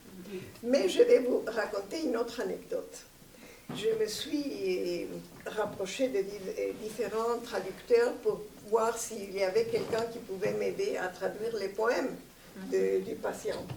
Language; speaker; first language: French; non-native, fluent; Spanish